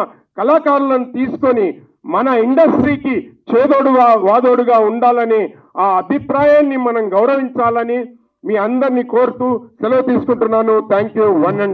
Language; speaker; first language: Telugu; native; Telugu